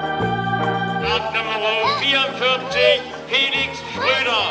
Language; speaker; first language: German; native; German